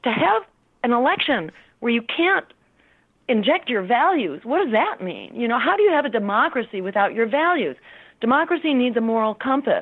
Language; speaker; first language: English; native; English